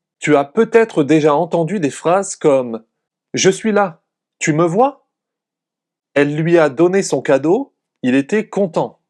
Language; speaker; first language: French; native; French